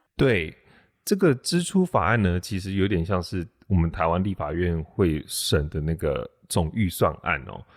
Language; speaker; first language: Chinese; native; Chinese